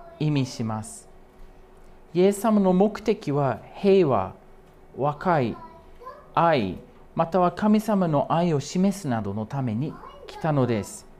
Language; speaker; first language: Japanese; non-native, fluent; English